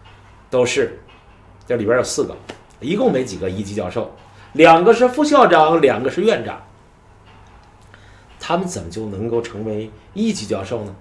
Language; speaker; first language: Chinese; native; Chinese